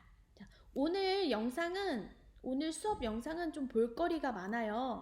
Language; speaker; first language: Korean; native; Korean